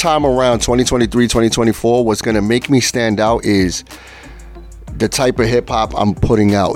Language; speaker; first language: English; early bilingual, other home language; Spanish